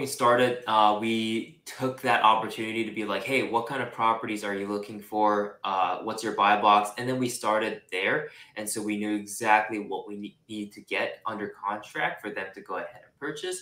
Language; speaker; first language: English; non-native, local second language; Japanese